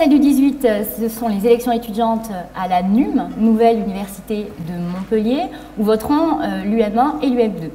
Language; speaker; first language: French; native; French